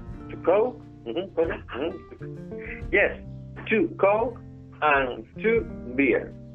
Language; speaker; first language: English; non-native, learner; Spanish